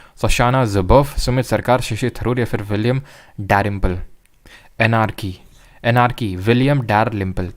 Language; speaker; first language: Hindi; native; Hindi